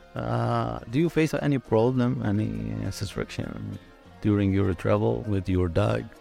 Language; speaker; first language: English; non-native, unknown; Arabic